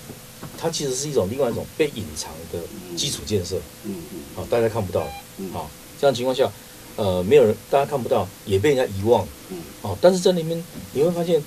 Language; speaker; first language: Chinese; native; Chinese